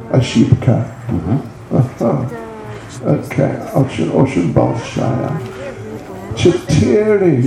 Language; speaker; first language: Russian; non-native, learner; English